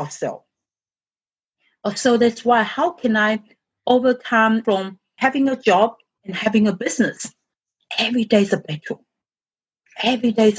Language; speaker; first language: English; non-native, fluent; Chinese